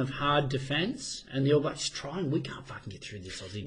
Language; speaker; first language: English; native; English